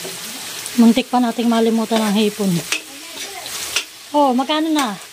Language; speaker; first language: Filipino; native; Filipino